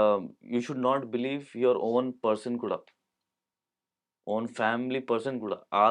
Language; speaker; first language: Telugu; non-native, local second language; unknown